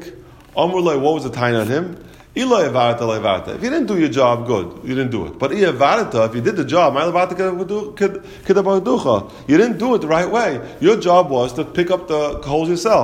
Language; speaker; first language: English; native; English